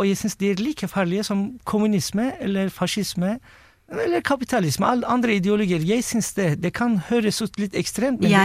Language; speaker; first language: Norwegian; non-native, fluent; Turkish